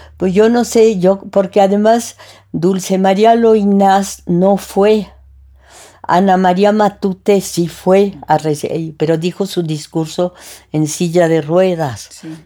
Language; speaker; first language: Spanish; early bilingual, other home language; French